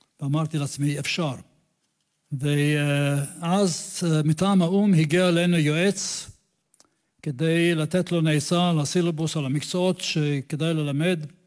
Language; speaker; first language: Hebrew; non-native, fluent; English